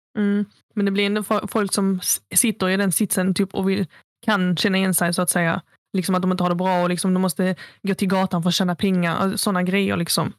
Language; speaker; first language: Swedish; early bilingual, other home language; Arabic